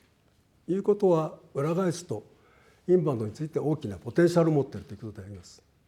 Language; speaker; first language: Japanese; native; Japanese